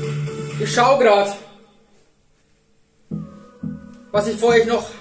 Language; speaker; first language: German; native; German